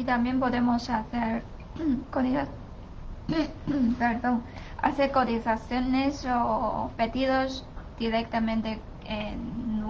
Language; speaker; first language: Spanish; non-native, learner; Chinese